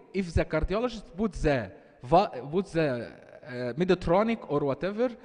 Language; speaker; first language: English; non-native, fluent; Arabic